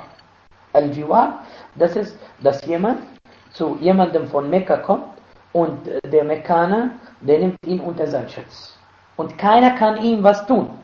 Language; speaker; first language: German; non-native, fluent; Arabic